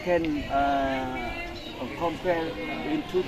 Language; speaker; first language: English; non-native, learner; Indonesian